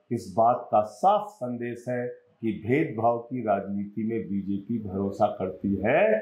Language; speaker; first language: Hindi; native; Hindi